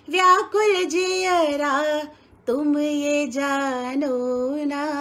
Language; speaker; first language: Hindi; native; Hindi